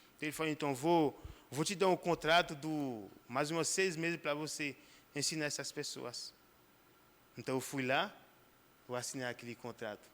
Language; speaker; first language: Portuguese; non-native, fluent; Haitian Creole